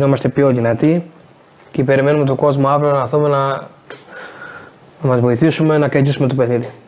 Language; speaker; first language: Greek; non-native, fluent; Portuguese